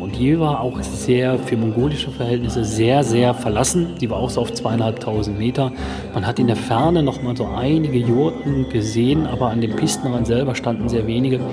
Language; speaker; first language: German; native; German